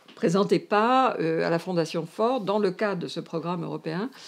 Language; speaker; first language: French; native; French